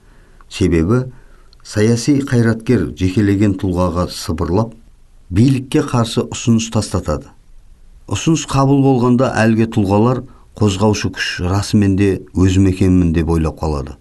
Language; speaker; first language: Kazakh; native; Kazakh